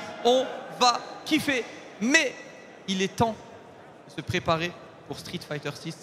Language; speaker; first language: French; native; French